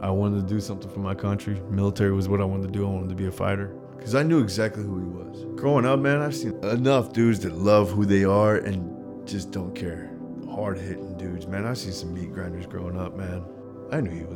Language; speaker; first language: English; native; English